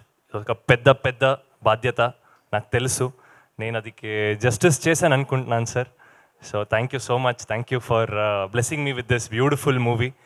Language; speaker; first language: Telugu; non-native, learner; Kannada